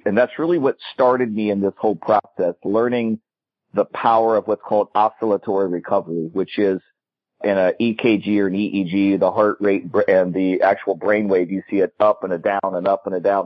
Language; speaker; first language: English; native; English